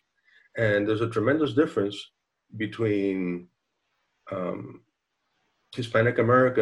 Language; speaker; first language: English; non-native, fluent; Spanish